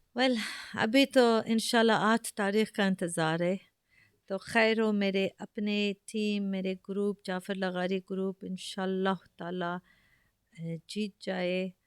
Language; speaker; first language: Urdu; early bilingual, heritage; Urdu